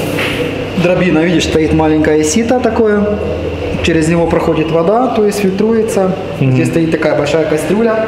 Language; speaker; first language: Russian; native; Russian